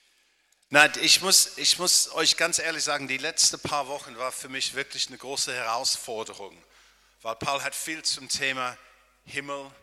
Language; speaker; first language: German; non-native, fluent; English